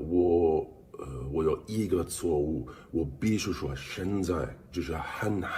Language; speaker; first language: Chinese; non-native, learner; English